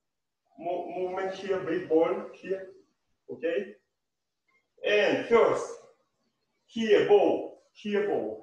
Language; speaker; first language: English; non-native, learner; Russian